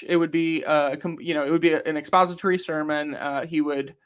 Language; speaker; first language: English; native; English